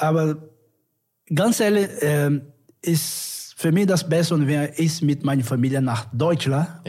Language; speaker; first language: German; non-native, learner; Portuguese